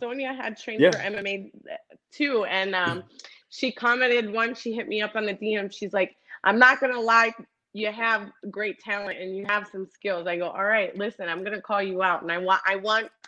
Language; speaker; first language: English; native; English